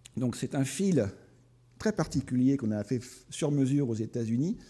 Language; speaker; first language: French; native; French